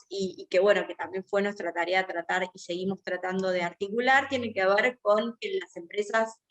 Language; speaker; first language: Spanish; native; Spanish